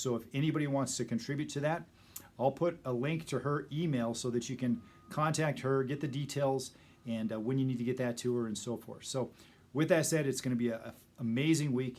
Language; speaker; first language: English; native; English